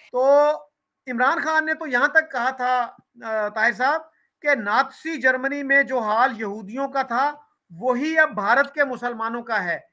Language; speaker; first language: Urdu; non-native, local second language; Punjabi